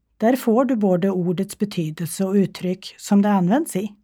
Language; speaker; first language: Swedish; native; Swedish